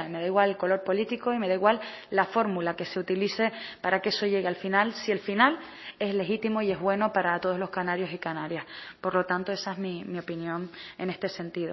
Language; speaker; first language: Spanish; native; Spanish